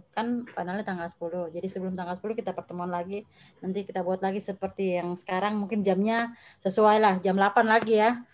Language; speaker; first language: Indonesian; native; Indonesian